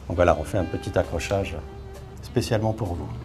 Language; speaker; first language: French; native; French